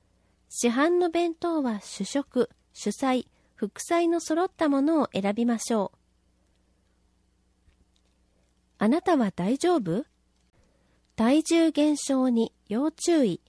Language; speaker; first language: Japanese; native; Japanese